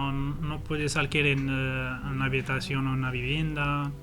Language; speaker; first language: Spanish; non-native, learner; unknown